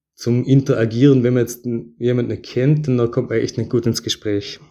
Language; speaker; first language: German; native; German